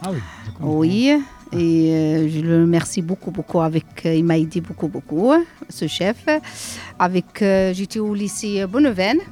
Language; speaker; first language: French; non-native, learner; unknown